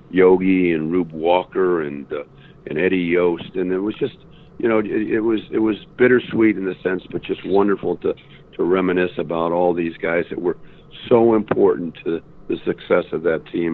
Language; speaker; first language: English; native; English